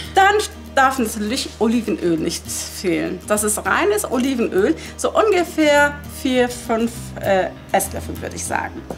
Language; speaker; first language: German; early bilingual, other home language; Turkish